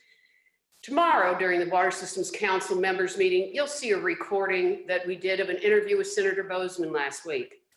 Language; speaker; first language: English; native; English